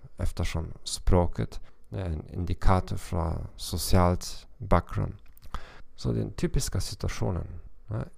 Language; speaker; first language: Swedish; non-native, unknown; German